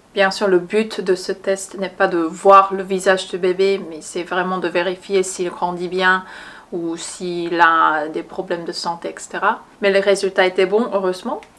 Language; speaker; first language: French; non-native, fluent; Korean